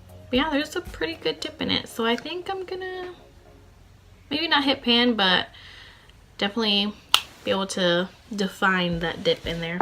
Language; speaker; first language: English; native; English